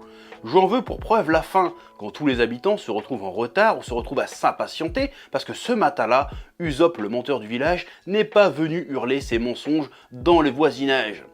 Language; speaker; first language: French; native; French